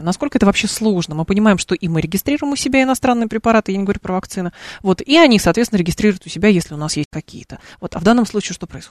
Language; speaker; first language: Russian; native; Russian